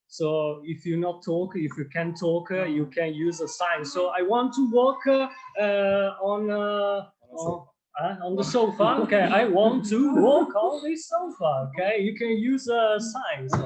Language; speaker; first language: English; non-native, learner; Italian